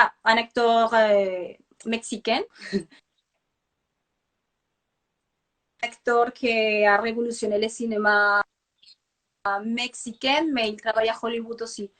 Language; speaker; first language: French; non-native, fluent; Spanish